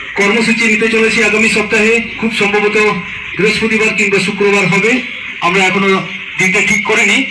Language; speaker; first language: Bangla; non-native, local second language; Santali